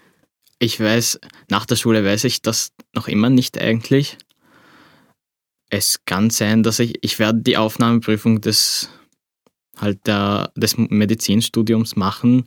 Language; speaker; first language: German; non-native, fluent; Arabic